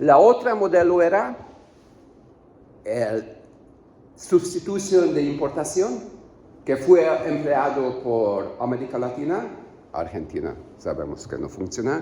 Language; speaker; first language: Spanish; non-native, learner; Hungarian